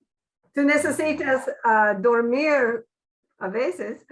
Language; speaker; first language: Spanish; non-native, learner; English